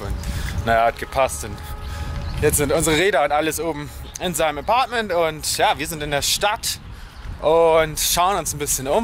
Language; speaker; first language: German; native; German